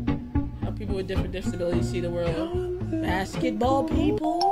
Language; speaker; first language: English; native; English